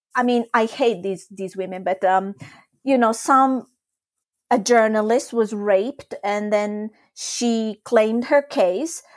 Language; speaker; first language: English; non-native, fluent; Japanese